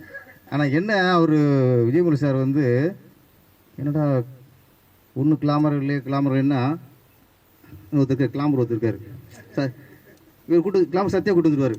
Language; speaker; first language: Tamil; native; Tamil